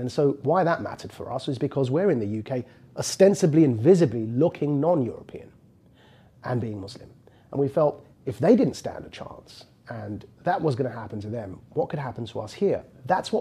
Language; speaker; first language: English; native; English